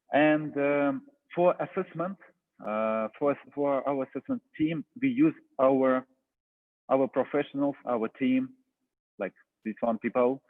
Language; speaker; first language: English; non-native, fluent; Russian